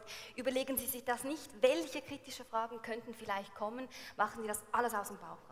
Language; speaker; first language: German; native; German